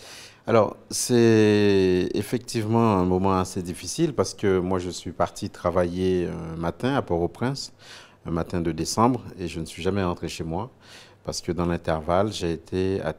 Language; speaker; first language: French; non-native, local second language; Haitian Creole